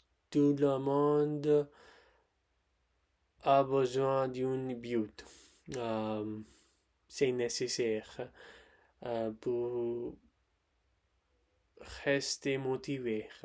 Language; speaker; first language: French; non-native, learner; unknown